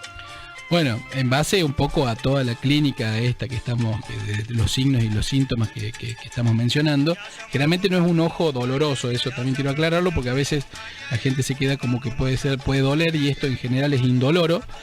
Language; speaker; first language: Spanish; native; Spanish